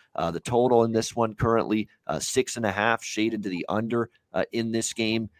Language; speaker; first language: English; native; English